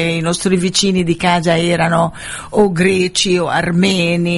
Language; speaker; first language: Italian; non-native, fluent; Arabic